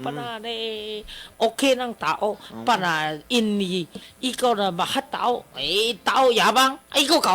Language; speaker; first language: Filipino; non-native, learner; Chinese